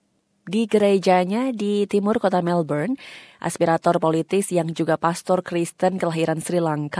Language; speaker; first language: Indonesian; native; Indonesian